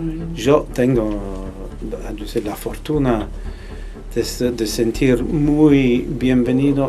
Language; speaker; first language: Spanish; non-native, fluent; English